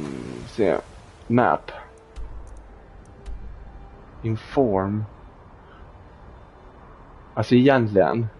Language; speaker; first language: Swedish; native; Swedish